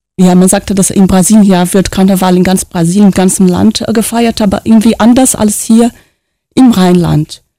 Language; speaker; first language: German; non-native, fluent; Portuguese